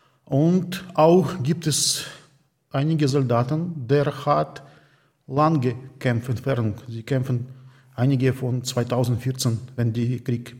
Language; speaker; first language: German; non-native, learner; Ukrainian